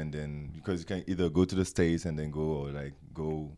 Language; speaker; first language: English; non-native, fluent; French